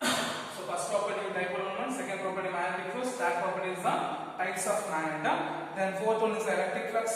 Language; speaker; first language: English; non-native, local second language; Tamil